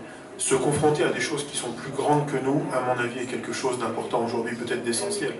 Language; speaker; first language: French; native; French